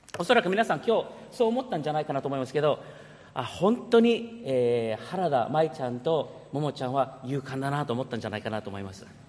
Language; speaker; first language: Japanese; early bilingual, heritage; Japanese